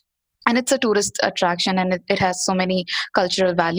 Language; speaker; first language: English; non-native, local second language; Hindi